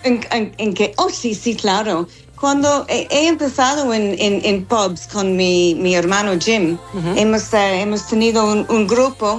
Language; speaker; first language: Spanish; non-native, fluent; English